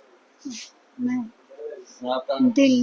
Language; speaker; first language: Hindi; non-native, learner; Bangla